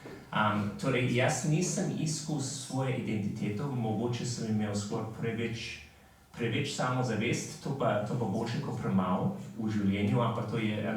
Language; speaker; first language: Slovenian; non-native, fluent; English